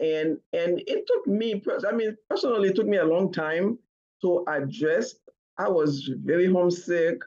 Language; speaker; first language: English; non-native, fluent; Haitian Creole